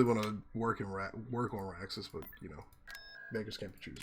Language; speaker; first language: English; native; English